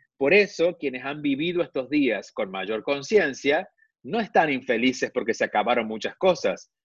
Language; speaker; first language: Spanish; native; Spanish